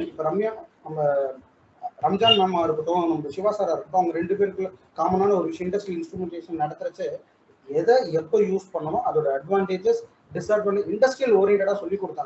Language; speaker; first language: Tamil; native; Tamil